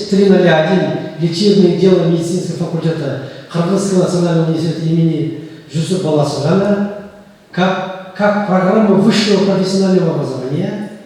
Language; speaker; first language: Russian; non-native, local second language; Kazakh